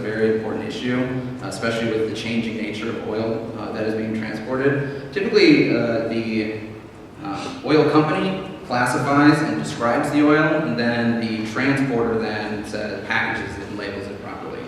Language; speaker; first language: English; native; English